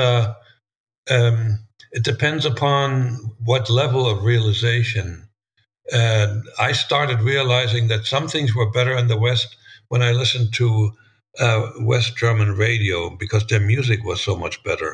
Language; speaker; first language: English; non-native, fluent; German